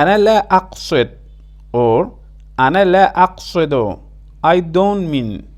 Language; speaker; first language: Arabic; non-native, fluent; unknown